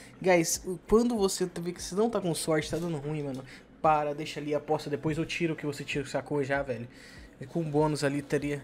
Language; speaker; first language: Portuguese; native; Portuguese